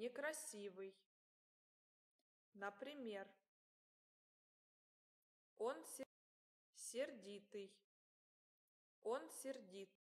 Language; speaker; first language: Russian; non-native, learner; English